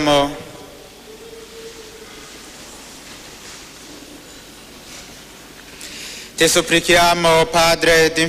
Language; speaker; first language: Italian; non-native, learner; Rundi